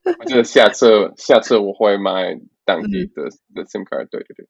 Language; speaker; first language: Chinese; non-native, learner; English